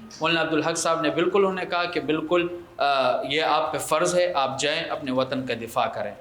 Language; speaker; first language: Urdu; non-native, local second language; Pashto